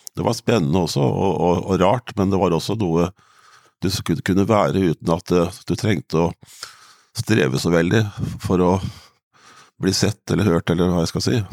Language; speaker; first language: Norwegian; native; Norwegian